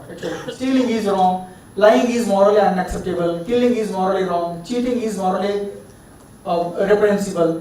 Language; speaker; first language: English; non-native, local second language; Kannada